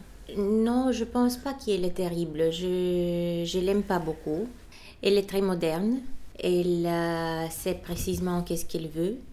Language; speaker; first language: French; non-native, fluent; Bulgarian